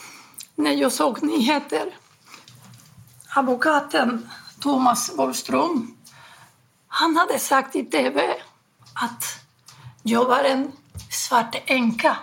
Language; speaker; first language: Swedish; non-native, fluent; Spanish